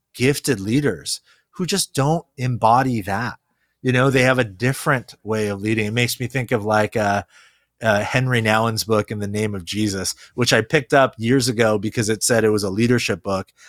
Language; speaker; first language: English; early bilingual, other home language; Korean